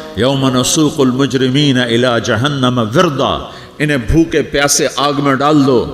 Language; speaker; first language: Urdu; non-native, local second language; Punjabi